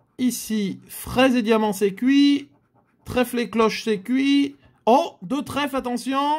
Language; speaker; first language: French; native; French